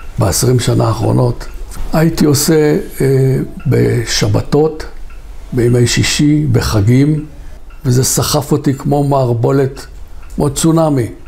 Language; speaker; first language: Hebrew; native; Hebrew